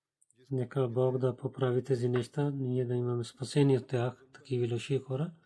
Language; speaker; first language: Bulgarian; non-native, fluent; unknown